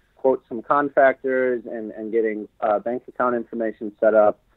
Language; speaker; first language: English; native; English